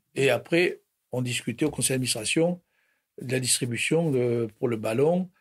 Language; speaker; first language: French; native; French